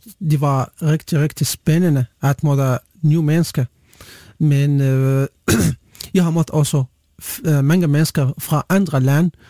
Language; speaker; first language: Danish; non-native, learner; Arabic